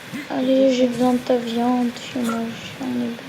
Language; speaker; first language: French; native; French